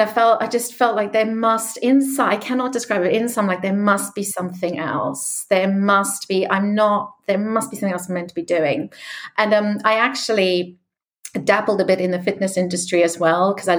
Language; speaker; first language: English; native; English